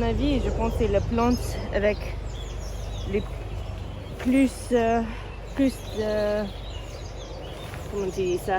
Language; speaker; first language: French; non-native, learner; English